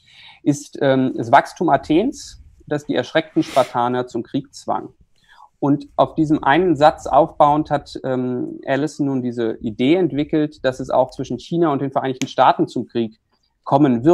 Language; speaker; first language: German; native; German